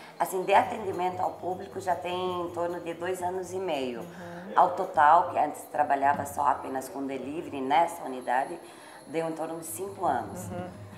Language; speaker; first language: Portuguese; early bilingual, other home language; Arabic